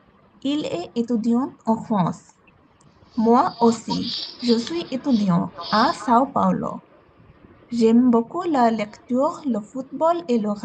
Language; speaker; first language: French; non-native, learner; Bangla